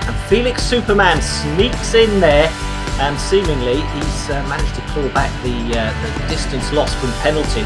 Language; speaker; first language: English; native; English